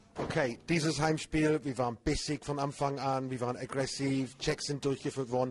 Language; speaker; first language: German; non-native, fluent; English